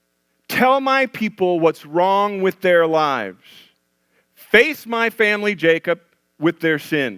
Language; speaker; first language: English; native; English